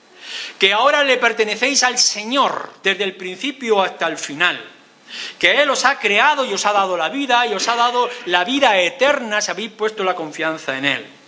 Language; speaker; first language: Spanish; native; Spanish